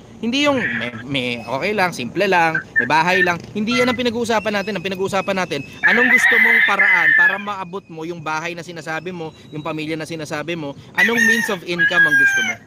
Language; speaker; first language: Filipino; native; Filipino